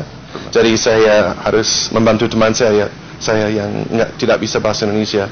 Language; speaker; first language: Indonesian; non-native, fluent; English